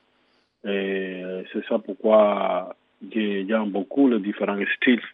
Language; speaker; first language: French; non-native, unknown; Spanish